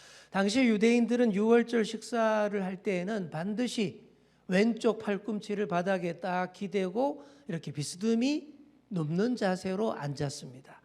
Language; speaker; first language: Korean; native; Korean